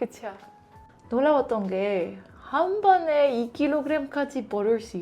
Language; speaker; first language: Korean; non-native, learner; Dutch